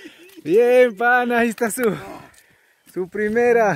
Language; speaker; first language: Spanish; native; Spanish